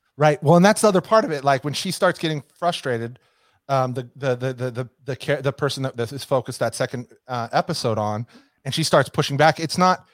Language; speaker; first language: English; native; English